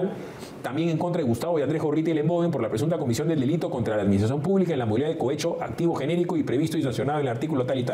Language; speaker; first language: Spanish; native; Spanish